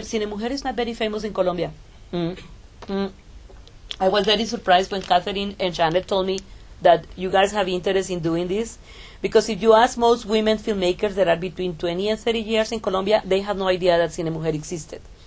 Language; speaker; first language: English; non-native, fluent; Spanish